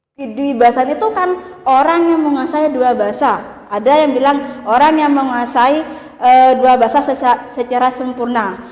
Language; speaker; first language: Indonesian; non-native, local second language; Madurese